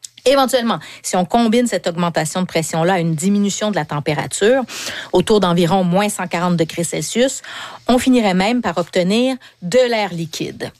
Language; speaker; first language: French; native; French